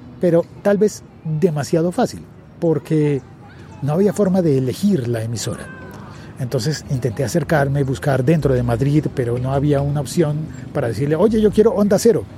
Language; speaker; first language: Spanish; native; Spanish